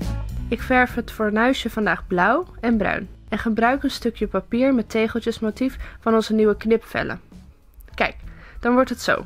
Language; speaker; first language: Dutch; native; Dutch